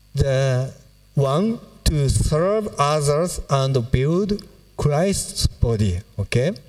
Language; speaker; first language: English; non-native, fluent; Japanese